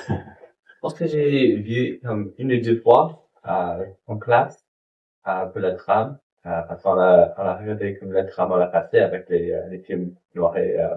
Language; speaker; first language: French; non-native, local second language; English